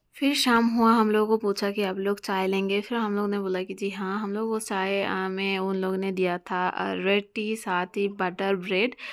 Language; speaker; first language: Hindi; non-native, local second language; Bangla